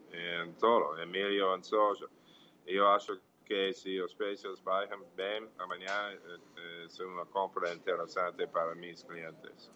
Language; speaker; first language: Portuguese; non-native, fluent; English